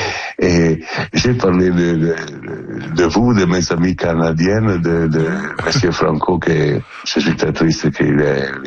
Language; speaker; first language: French; non-native, learner; Italian